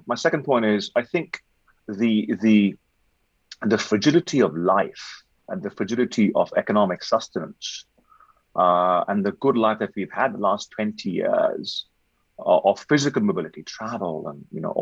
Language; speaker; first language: English; non-native, local second language; Hindi